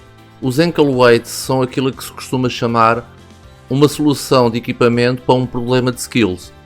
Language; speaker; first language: Portuguese; native; Portuguese